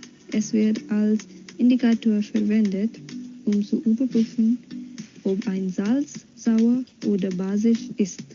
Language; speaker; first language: German; non-native, fluent; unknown